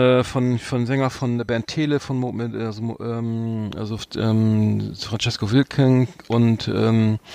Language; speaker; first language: German; native; German